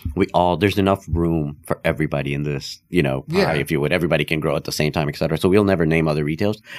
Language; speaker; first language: English; non-native, local second language; Hindi